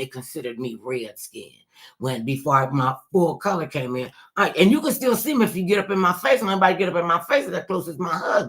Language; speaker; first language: English; native; English